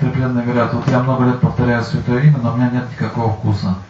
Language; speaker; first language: Russian; native; Russian